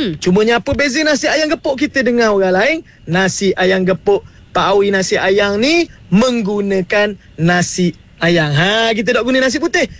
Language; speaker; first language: Malay; native; Malay